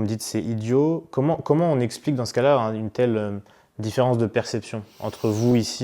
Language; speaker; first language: French; native; French